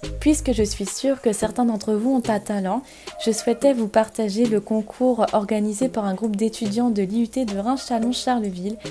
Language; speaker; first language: French; native; French